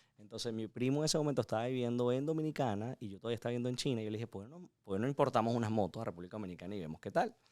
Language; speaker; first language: Spanish; native; Spanish